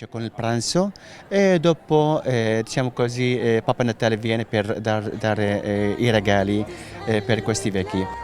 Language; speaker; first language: Italian; non-native, fluent; Arabic